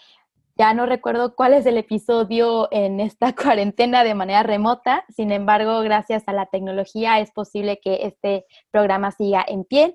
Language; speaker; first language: Spanish; native; Spanish